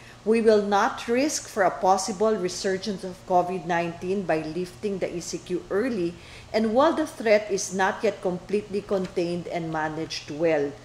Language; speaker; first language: English; non-native, local second language; Chavacano